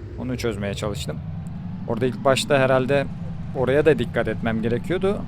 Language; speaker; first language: Turkish; native; Turkish